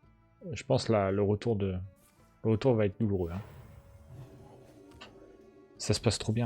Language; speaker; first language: French; native; French